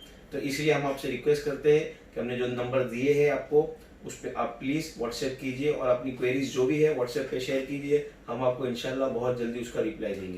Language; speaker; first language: Hindi; native; Hindi